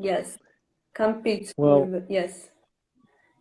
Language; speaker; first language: English; non-native, learner; Russian